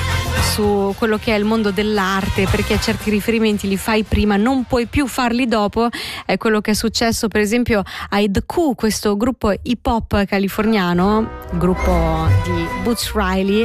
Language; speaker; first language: Italian; native; Italian